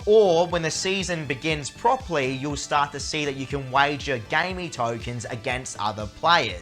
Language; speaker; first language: English; native; English